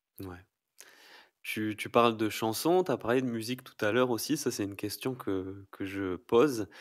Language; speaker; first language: French; native; French